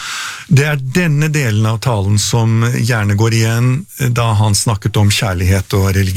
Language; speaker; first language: Norwegian; native; Norwegian